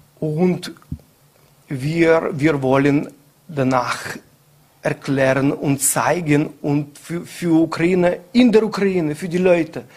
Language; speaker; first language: German; non-native, learner; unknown